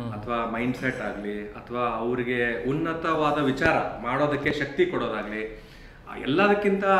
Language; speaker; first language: Kannada; native; Kannada